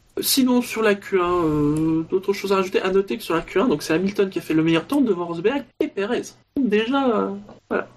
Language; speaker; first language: French; native; French